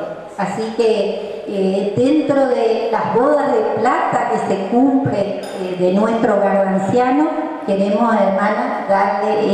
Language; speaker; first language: Spanish; native; Spanish